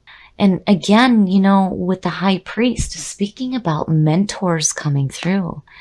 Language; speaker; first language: English; native; English